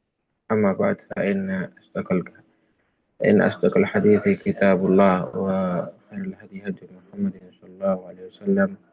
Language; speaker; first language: Arabic; non-native, fluent; Indonesian